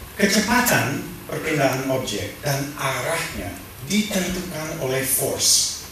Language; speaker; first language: Indonesian; non-native, fluent; English